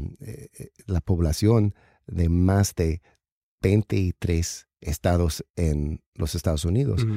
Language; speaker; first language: Spanish; non-native, learner; English